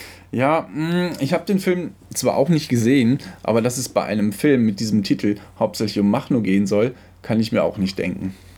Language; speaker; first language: German; native; German